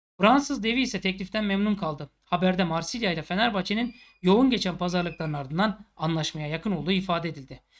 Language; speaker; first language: Turkish; native; Turkish